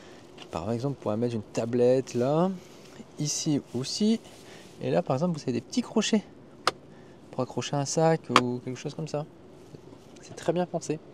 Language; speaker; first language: French; native; French